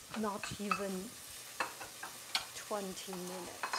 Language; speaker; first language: English; non-native, fluent; Chinese